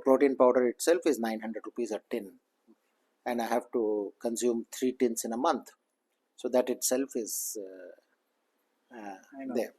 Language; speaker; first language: English; non-native, local second language; Kannada